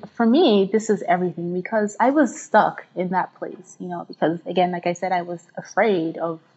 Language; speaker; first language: English; non-native, local second language; Yoruba